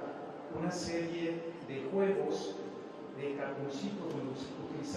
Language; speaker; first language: Spanish; native; Spanish